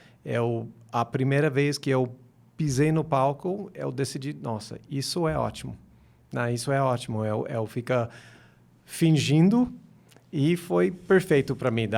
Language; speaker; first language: Portuguese; non-native, fluent; English